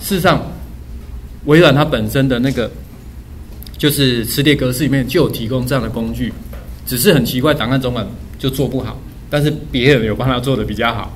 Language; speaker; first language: Chinese; native; Chinese